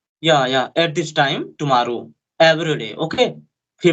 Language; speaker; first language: English; non-native, learner; Hindi